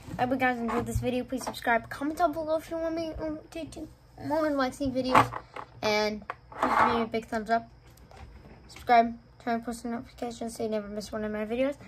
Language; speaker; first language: English; native; English